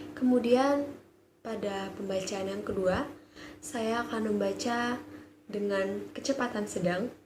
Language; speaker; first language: Indonesian; native; Indonesian